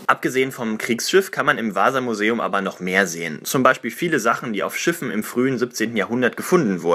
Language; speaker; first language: German; native; German